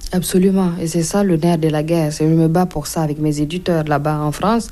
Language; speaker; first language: French; non-native, local second language; Mossi